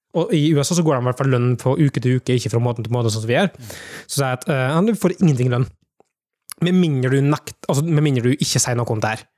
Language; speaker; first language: Norwegian; native; Norwegian